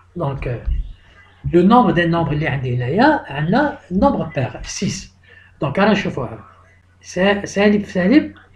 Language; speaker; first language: French; non-native, local second language; Arabic